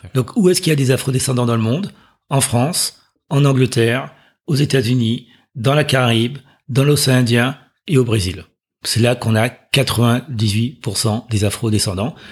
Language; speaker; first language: French; native; French